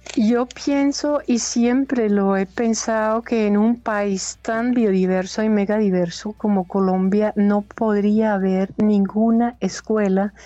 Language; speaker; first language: Spanish; non-native, fluent; German